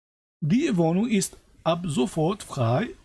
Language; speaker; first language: German; non-native, fluent; Albanian